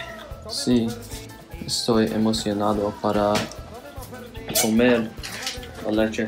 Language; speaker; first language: Spanish; non-native, learner; English